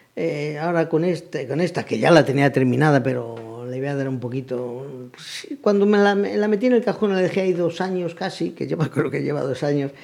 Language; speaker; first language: Spanish; native; Spanish